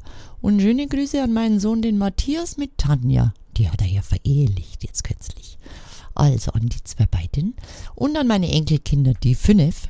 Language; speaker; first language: German; native; German